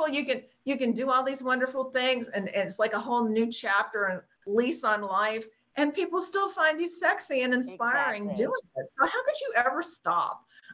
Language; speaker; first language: English; native; English